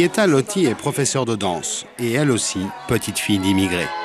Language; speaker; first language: French; native; French